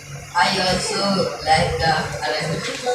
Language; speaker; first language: English; non-native, learner; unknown